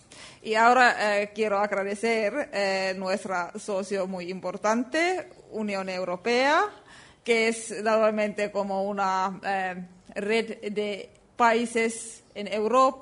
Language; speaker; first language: Spanish; non-native, learner; Finnish